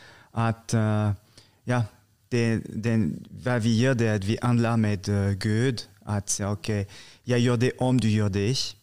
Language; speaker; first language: Swedish; non-native, fluent; French